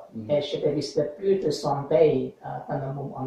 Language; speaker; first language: French; non-native, learner; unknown